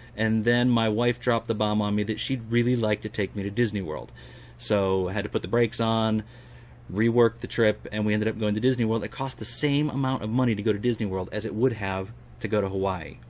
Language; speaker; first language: English; native; English